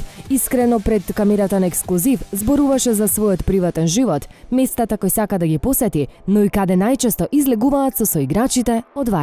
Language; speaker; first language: Macedonian; native; Macedonian